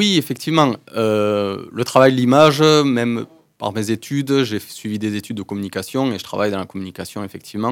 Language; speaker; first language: French; native; French